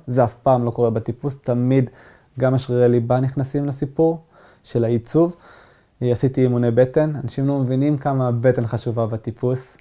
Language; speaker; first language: Hebrew; non-native, local second language; Arabic